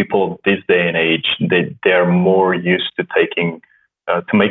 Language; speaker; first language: English; non-native, fluent; Slovenian